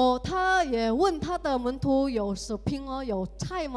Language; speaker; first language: Chinese; early bilingual, heritage; Indonesian